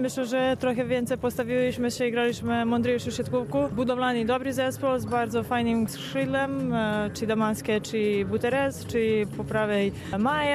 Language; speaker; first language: Polish; non-native, fluent; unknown